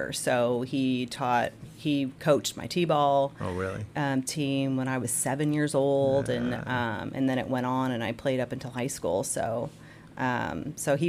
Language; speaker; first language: English; native; English